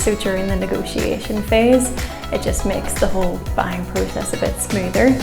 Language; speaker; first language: English; native; English